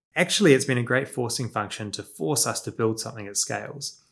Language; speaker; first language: English; native; English